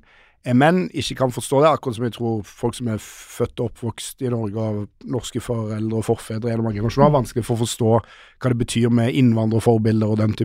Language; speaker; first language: Norwegian; native; Norwegian